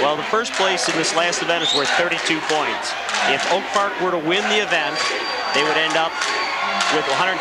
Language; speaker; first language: English; native; English